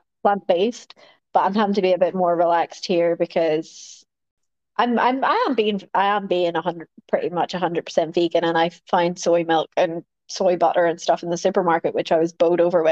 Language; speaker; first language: English; native; English